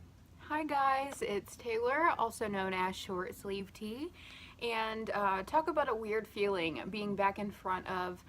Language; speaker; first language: English; native; English